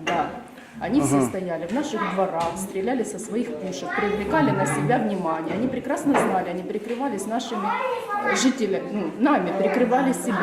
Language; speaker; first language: Russian; native; Russian